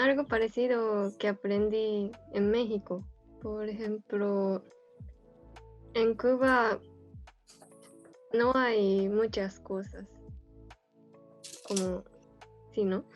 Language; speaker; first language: Spanish; non-native, fluent; Japanese